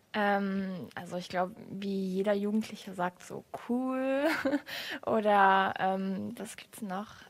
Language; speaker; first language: German; non-native, local second language; Upper Sorbian